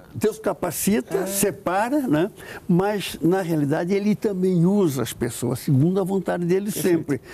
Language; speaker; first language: Portuguese; native; Portuguese